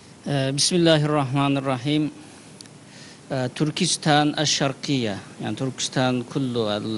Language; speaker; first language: Arabic; non-native, learner; Uyghur